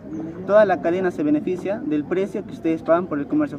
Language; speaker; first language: Spanish; native; Spanish